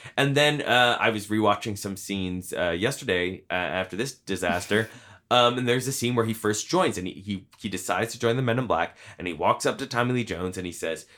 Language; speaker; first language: English; native; English